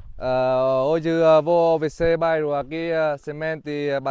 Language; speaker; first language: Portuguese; non-native, learner; Vietnamese